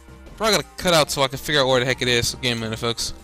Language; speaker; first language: English; native; English